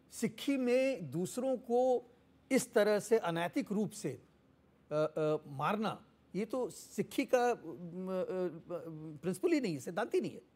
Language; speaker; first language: Hindi; native; Hindi